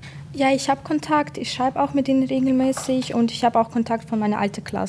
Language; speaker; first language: German; non-native, fluent; Ukrainian